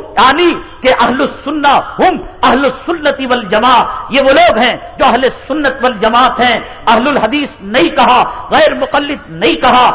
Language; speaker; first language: Urdu; native; Urdu